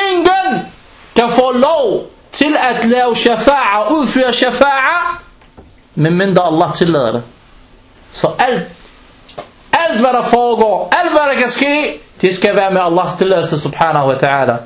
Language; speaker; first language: Danish; non-native, local second language; Arabic